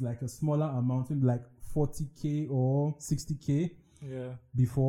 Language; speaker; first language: English; non-native, local second language; Yoruba